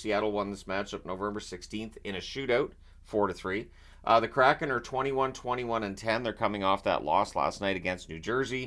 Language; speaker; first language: English; native; English